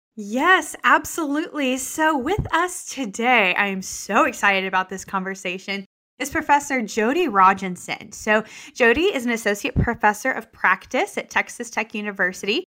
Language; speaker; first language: English; native; English